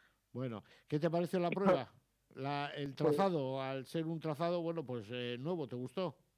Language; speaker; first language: Spanish; native; Spanish